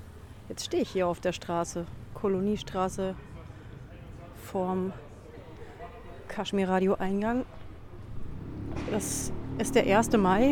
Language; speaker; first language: German; native; German